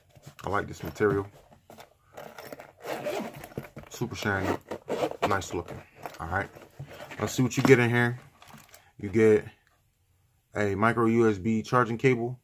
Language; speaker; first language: English; native; English